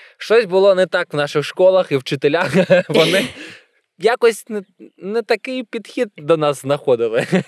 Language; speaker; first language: Ukrainian; non-native, local second language; Russian